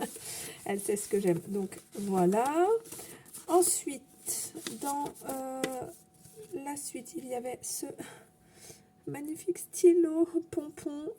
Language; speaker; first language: French; native; French